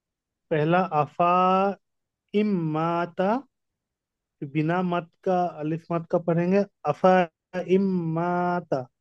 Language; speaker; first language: Urdu; native; Urdu